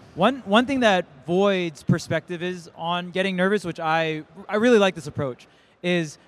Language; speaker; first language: English; native; English